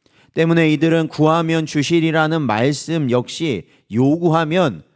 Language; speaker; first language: Korean; native; Korean